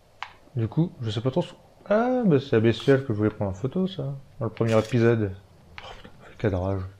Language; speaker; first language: French; native; French